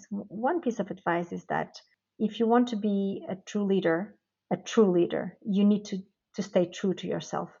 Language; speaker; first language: English; non-native, fluent; Portuguese